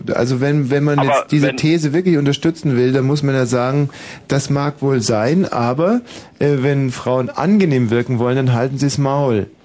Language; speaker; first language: German; native; German